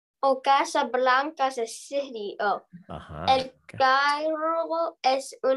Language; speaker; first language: Spanish; non-native, learner; English